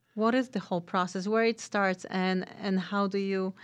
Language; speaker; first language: English; non-native, fluent; Polish